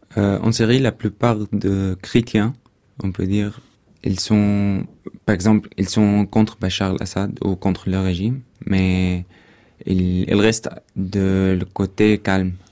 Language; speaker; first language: French; non-native, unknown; Arabic